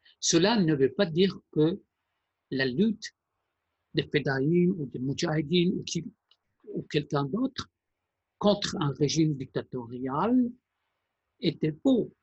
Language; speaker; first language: French; non-native, fluent; Persian